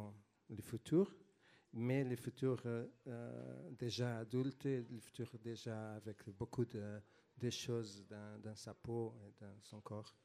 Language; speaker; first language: French; non-native, fluent; Portuguese